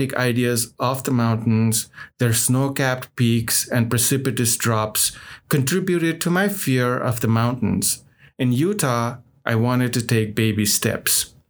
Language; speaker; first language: English; non-native, local second language; Nepali